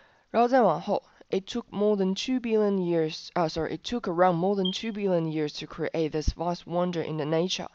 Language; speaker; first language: English; non-native, fluent; Chinese